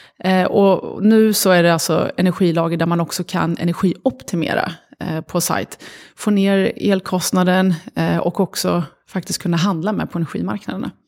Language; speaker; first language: Swedish; early bilingual, other home language; Arabic